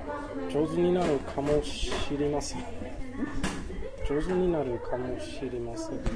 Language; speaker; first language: Japanese; non-native, learner; English